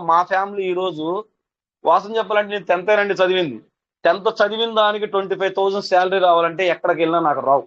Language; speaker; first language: Telugu; native; Telugu